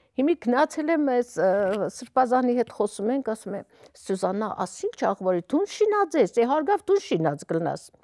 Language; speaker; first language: Armenian; native; Armenian